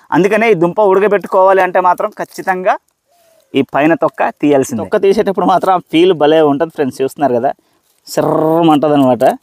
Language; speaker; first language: Telugu; non-native, local second language; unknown